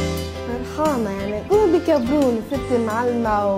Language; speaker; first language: Arabic; native; Arabic